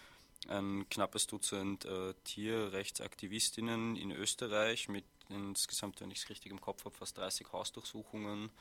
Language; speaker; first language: German; native; German